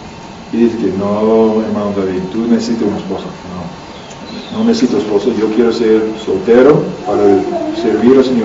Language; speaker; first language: Spanish; non-native, learner; English